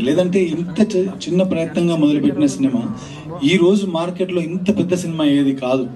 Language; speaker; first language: Telugu; native; Telugu